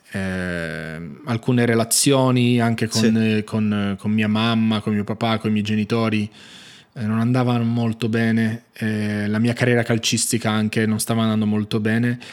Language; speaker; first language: Italian; native; Italian